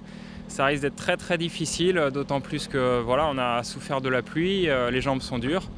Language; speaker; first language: French; native; French